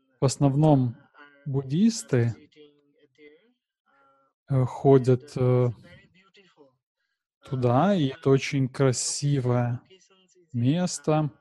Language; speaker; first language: Russian; non-native, learner; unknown